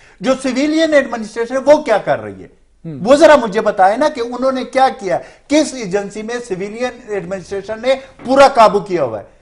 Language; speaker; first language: Urdu; non-native, local second language; Pashto